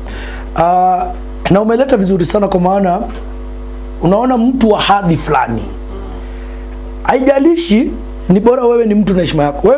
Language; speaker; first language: Swahili; native; Swahili